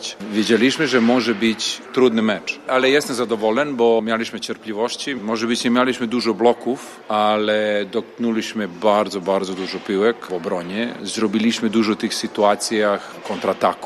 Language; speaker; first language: Polish; non-native, fluent; Serbian